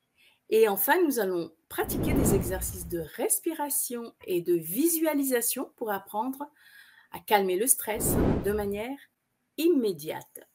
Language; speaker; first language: French; native; French